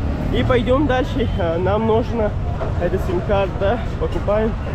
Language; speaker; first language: Russian; non-native, learner; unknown